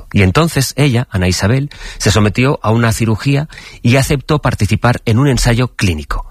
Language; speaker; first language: Spanish; native; Spanish